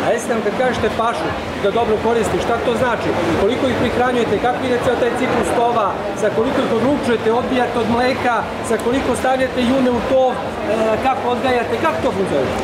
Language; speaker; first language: Serbian; native; Serbian